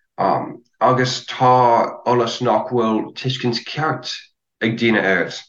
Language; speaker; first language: Irish; non-native, fluent; English